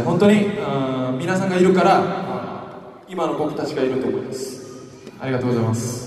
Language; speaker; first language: Japanese; non-native, fluent; Korean